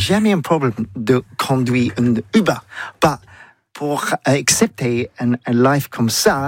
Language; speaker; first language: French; non-native, learner; English